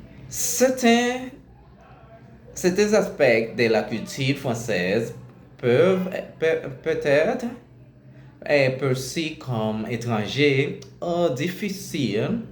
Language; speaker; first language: French; non-native, learner; Spanish